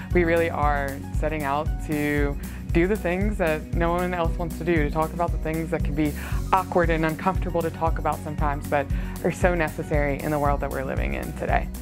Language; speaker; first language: English; native; English